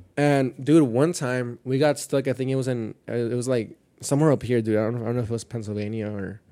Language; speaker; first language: English; early bilingual, other home language; Spanish